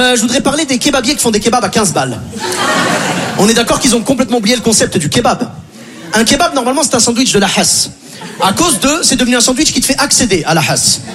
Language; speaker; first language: French; native; French